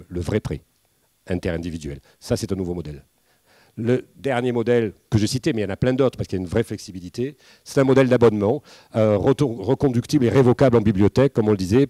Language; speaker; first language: French; native; French